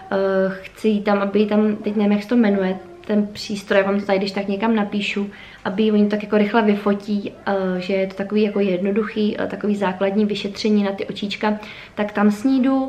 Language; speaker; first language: Czech; native; Czech